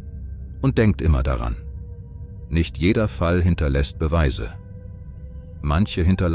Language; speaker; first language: German; native; German